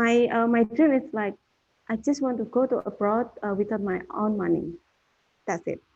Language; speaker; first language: English; non-native, fluent; Indonesian